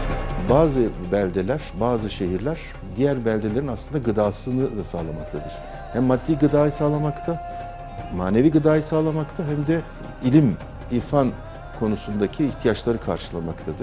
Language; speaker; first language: Turkish; native; Turkish